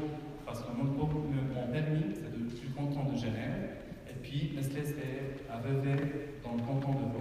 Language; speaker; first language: French; non-native, fluent; Arabic